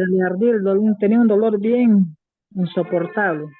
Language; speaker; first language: Spanish; native; Spanish